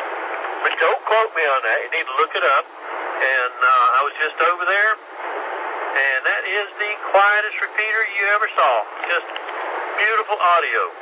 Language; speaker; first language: English; native; English